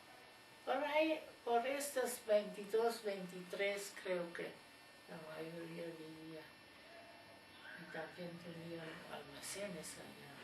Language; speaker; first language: Spanish; non-native, fluent; German